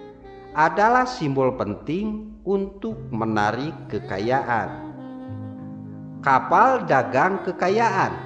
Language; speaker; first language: Indonesian; native; Indonesian